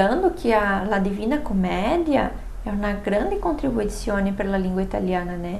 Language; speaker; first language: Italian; non-native, fluent; Portuguese